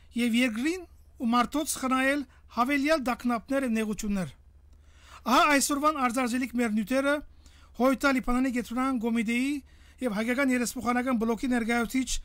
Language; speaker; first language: Armenian; early bilingual, heritage; Armenian